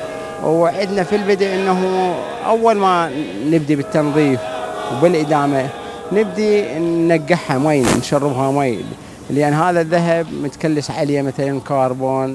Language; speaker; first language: Arabic; native; Arabic